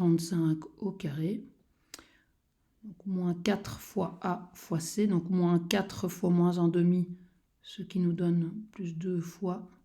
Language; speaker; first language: French; native; French